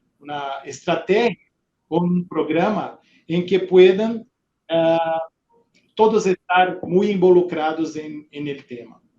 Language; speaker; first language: Spanish; non-native, fluent; Portuguese